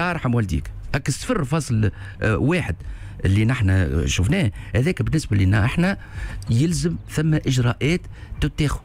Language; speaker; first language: Arabic; native; Arabic